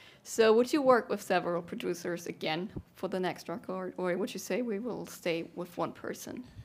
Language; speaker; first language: English; non-native, fluent; German